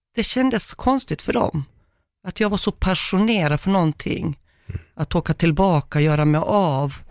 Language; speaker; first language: Swedish; early bilingual, other home language; Croatian